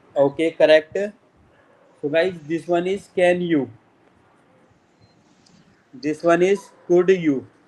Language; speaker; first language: English; non-native, local second language; Hindi